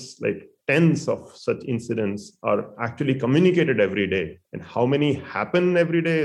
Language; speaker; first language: English; non-native, local second language; Hindi